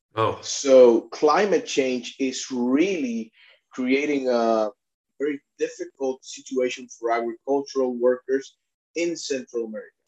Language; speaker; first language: English; non-native, fluent; Spanish